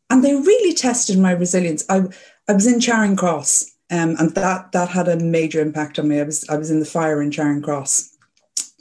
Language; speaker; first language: English; native; English